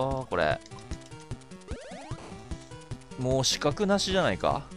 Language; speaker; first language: Japanese; native; Japanese